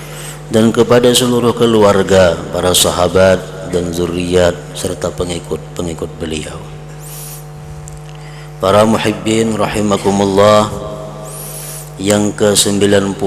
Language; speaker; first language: Indonesian; non-native, local second language; Banjar